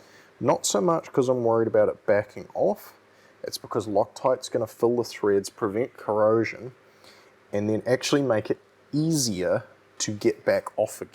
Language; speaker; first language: English; native; English